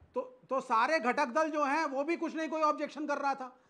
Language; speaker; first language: Hindi; native; Hindi